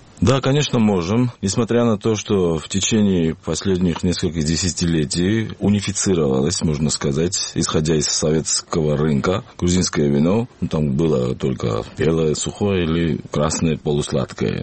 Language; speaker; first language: Russian; non-native, local second language; Georgian